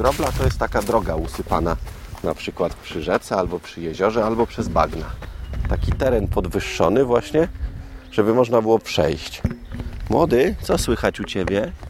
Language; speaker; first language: Polish; native; Polish